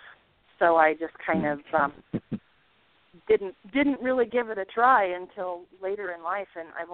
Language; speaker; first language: English; native; English